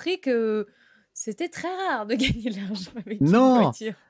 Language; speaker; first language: French; native; French